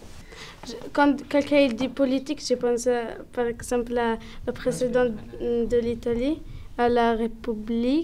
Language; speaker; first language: French; non-native, learner; Italian